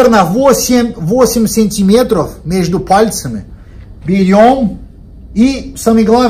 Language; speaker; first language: Russian; non-native, learner; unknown